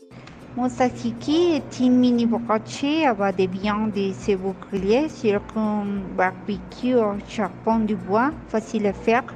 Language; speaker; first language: French; non-native, learner; Spanish